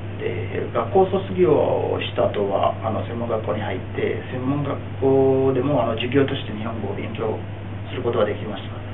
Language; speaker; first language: Japanese; non-native, fluent; Sinhala